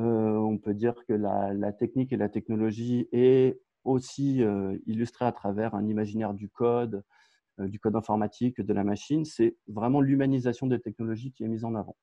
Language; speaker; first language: French; native; French